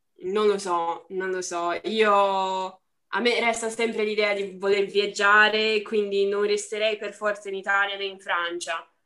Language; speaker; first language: Italian; non-native, fluent; Portuguese